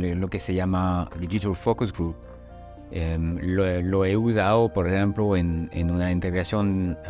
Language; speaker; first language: Spanish; non-native, fluent; French